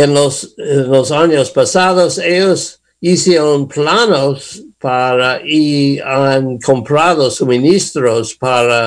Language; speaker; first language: Spanish; non-native, learner; English